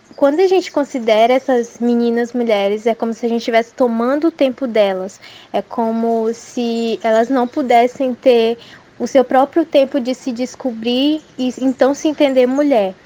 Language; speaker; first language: Portuguese; native; Portuguese